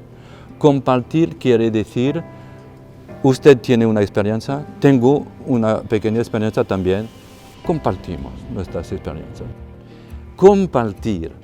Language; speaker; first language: Spanish; non-native, fluent; French